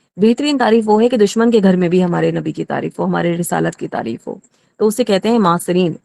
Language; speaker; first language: Urdu; native; Urdu